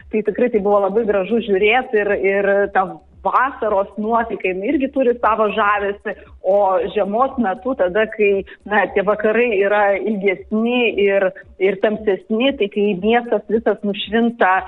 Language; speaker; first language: Lithuanian; native; Lithuanian